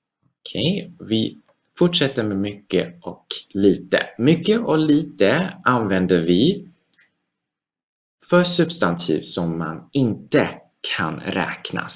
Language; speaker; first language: Swedish; non-native, fluent; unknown